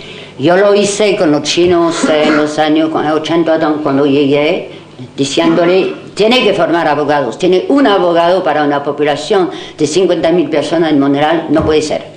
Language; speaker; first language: Spanish; non-native, fluent; French